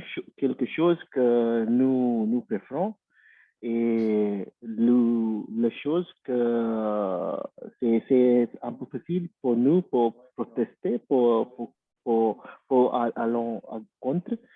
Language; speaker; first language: French; non-native, learner; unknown